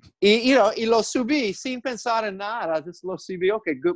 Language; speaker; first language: Spanish; non-native, learner; English